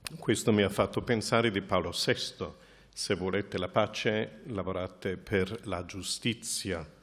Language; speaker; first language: Italian; non-native, fluent; English